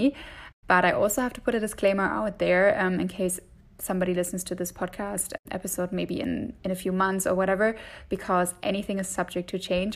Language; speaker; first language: English; non-native, fluent; German